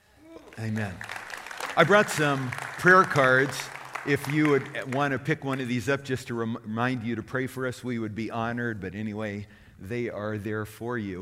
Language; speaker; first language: English; native; English